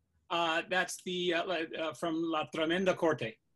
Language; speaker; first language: English; native; English